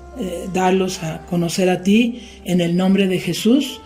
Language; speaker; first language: Spanish; native; Spanish